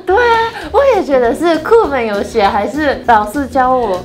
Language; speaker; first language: Chinese; non-native, fluent; Japanese